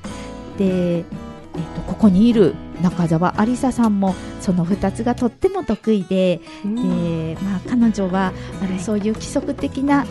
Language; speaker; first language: Japanese; native; Japanese